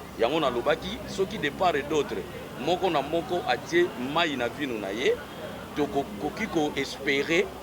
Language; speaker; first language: Lingala; native; Lingala